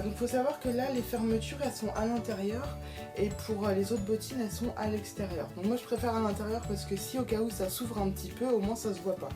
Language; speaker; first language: French; native; French